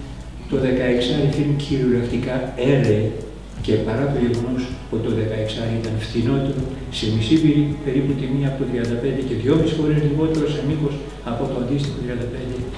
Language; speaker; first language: Greek; native; Greek